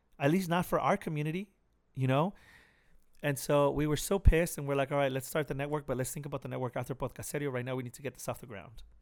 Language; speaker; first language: English; early bilingual, other home language; Spanish